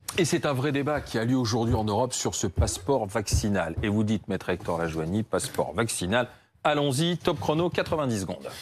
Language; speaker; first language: French; native; French